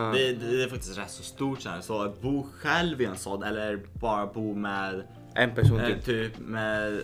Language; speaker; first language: Swedish; non-native, fluent; Arabic